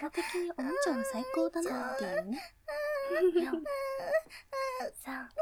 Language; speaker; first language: Japanese; native; Japanese